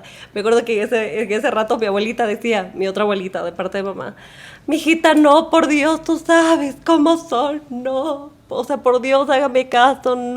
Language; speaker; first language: Spanish; native; Spanish